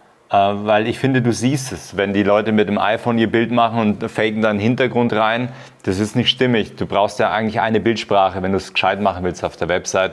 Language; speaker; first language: German; native; German